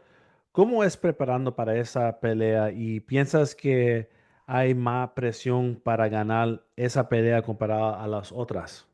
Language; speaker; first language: Spanish; early bilingual, heritage; English